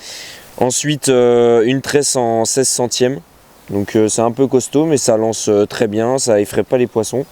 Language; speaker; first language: French; native; French